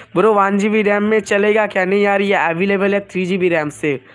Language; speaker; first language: Hindi; non-native, local second language; Bangla